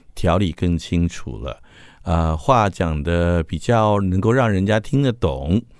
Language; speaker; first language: Chinese; native; Chinese